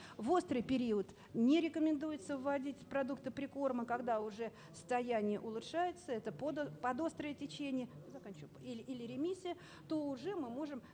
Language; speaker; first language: Russian; native; Russian